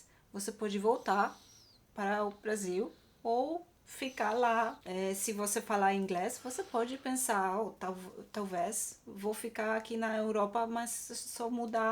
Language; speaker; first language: Portuguese; non-native, fluent; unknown